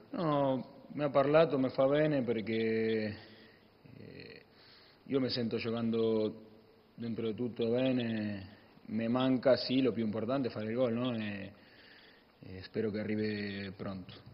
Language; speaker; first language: Italian; non-native, fluent; Spanish